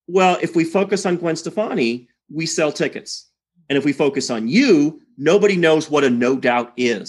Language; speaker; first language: English; native; English